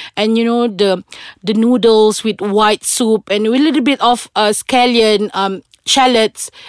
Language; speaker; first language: English; non-native, local second language; Malay